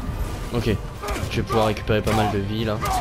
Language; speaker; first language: French; native; French